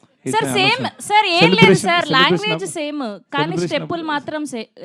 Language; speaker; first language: Telugu; native; Telugu